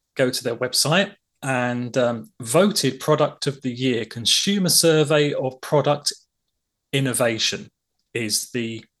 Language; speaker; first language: English; native; English